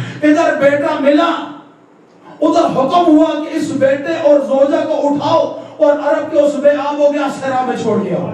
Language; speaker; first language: Urdu; native; Urdu